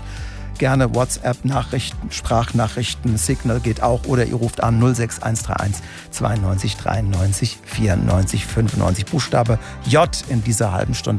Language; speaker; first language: German; native; German